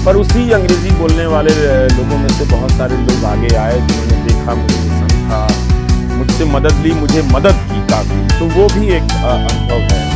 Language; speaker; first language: Hindi; non-native, local second language; Bhojpuri